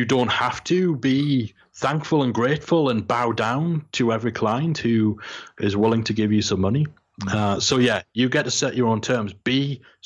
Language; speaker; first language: English; native; English